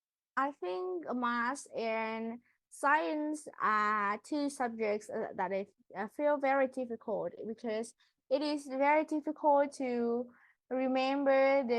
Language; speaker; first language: English; non-native, learner; Vietnamese